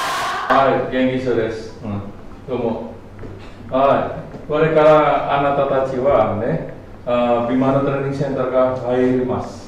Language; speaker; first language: Japanese; non-native, fluent; Indonesian